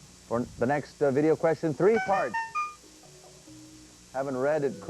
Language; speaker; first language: English; native; English